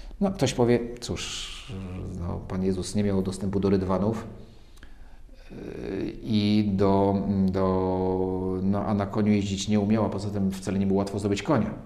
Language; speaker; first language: Polish; native; Polish